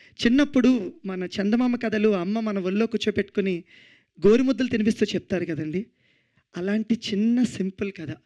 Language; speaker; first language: Telugu; native; Telugu